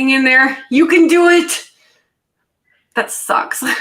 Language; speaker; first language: English; native; English